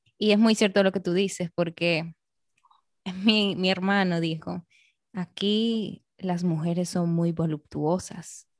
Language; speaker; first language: Spanish; native; Spanish